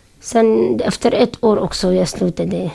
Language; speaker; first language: Swedish; non-native, learner; Syriac